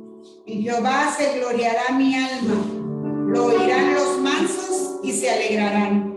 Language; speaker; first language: Spanish; native; Spanish